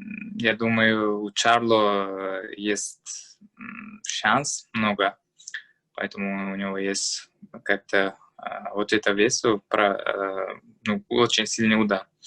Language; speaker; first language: Russian; non-native, learner; Uzbek